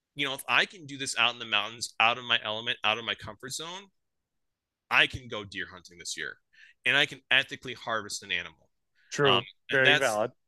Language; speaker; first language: English; native; English